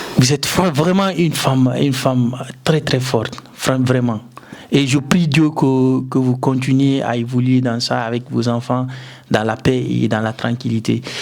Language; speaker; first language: French; non-native, local second language; Susu